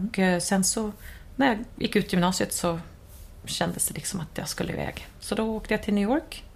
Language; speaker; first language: Swedish; native; Swedish